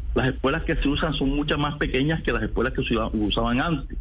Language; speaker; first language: Spanish; native; Spanish